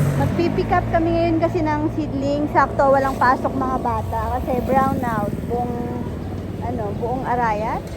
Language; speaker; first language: Filipino; native; Filipino